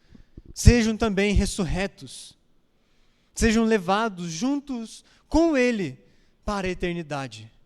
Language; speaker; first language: Portuguese; native; Portuguese